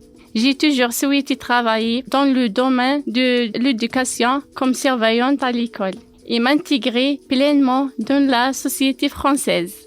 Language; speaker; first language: French; non-native, learner; Kabyle